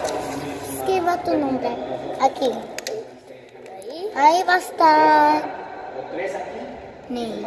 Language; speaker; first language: Spanish; early bilingual, heritage; Spanish